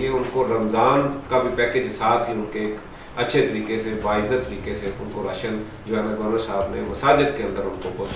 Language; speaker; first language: Urdu; native; Urdu